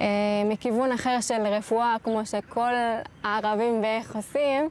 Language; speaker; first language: Hebrew; non-native, local second language; Arabic